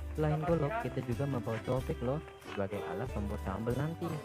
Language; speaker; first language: Indonesian; non-native, local second language; Sundanese